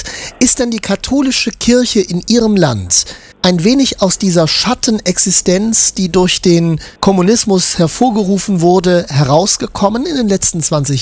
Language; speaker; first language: German; native; German